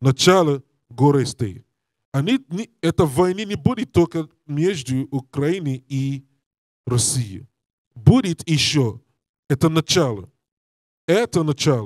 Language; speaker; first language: Russian; non-native, learner; English